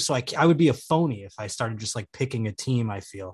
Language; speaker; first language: English; native; English